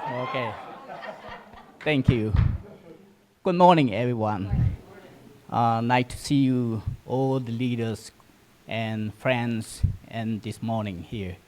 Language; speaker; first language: English; non-native, learner; Burmese